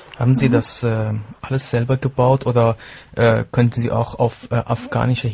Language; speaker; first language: German; non-native, fluent; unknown